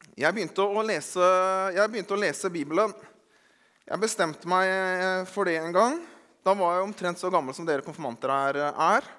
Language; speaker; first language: Norwegian; native; Norwegian